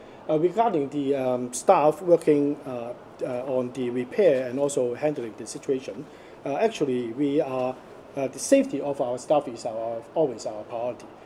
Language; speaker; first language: English; non-native, local second language; Cantonese